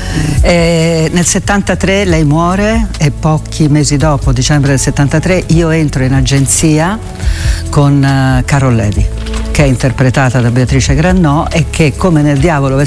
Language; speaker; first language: Italian; native; Italian